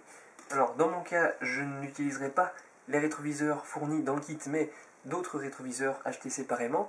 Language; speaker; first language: French; native; French